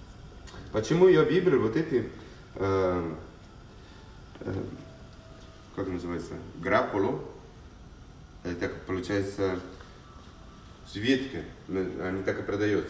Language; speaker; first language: Russian; non-native, learner; Italian